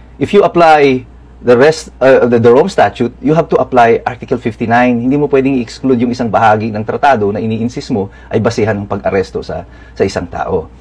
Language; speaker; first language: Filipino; native; Filipino